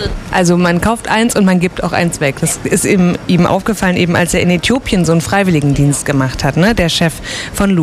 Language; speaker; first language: German; native; German